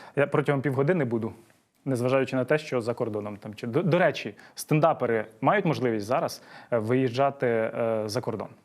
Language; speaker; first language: Ukrainian; native; Ukrainian